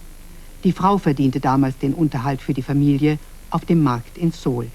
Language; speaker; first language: German; native; German